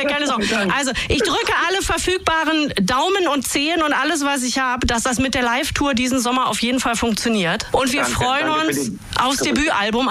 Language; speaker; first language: German; native; German